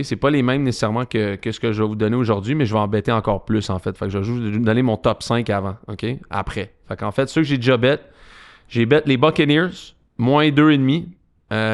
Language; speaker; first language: French; native; French